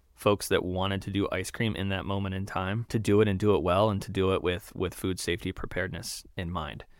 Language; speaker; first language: English; native; English